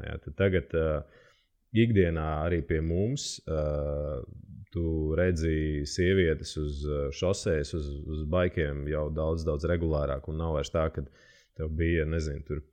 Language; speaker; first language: Latvian; native; Latvian